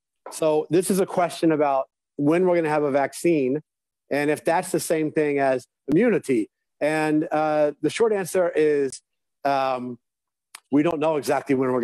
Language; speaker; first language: English; native; English